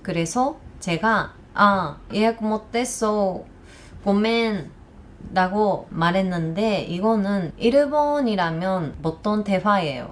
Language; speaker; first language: Korean; non-native, learner; Japanese